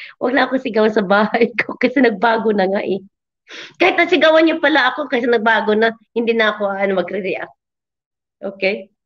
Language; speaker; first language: Filipino; non-native, local second language; Cebuano